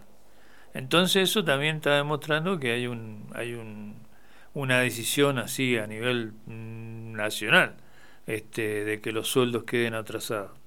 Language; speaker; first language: Spanish; native; Spanish